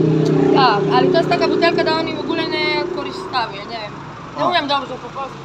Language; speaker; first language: Polish; non-native, learner; Croatian